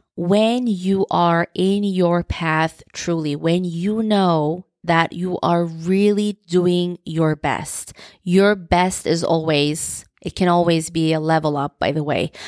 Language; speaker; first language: English; non-native, fluent; Turkish